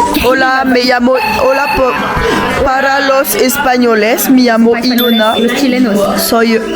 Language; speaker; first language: Spanish; non-native, learner; French